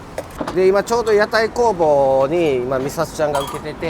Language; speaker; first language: Japanese; native; Japanese